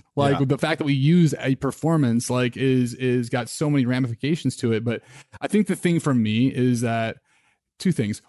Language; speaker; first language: English; native; English